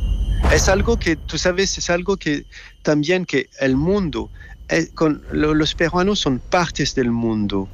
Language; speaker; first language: Spanish; non-native, fluent; French